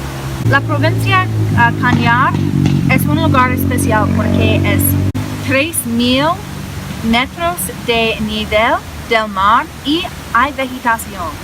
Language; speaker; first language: Spanish; non-native, learner; English